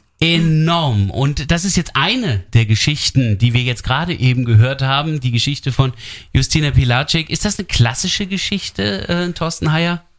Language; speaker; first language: German; native; German